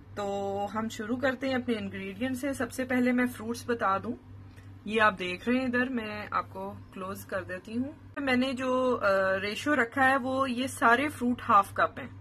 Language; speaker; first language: Urdu; native; Urdu